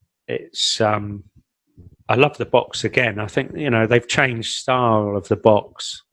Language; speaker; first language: English; native; English